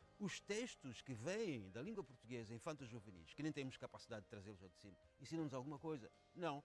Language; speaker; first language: Portuguese; non-native, local second language; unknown